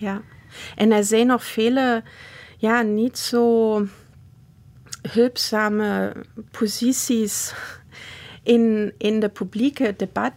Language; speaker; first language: Dutch; non-native, fluent; German